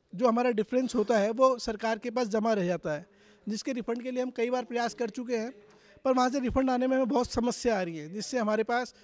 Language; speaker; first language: Hindi; native; Hindi